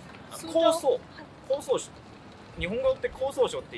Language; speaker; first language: Japanese; non-native, learner; Chinese